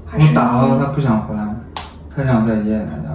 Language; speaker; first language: Chinese; native; Chinese